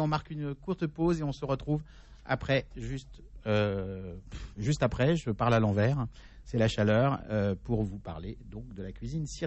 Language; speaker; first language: French; native; French